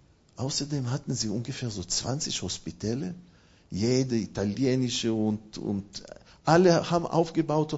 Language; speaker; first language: German; non-native, fluent; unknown